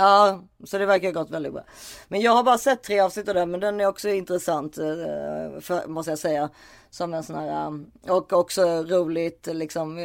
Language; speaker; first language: Swedish; native; Swedish